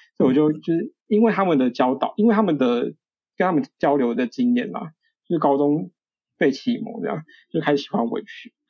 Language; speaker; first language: Chinese; native; Chinese